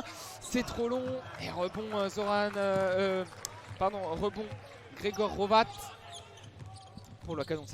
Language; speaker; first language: French; native; French